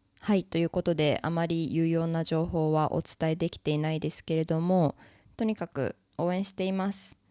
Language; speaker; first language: Japanese; native; Japanese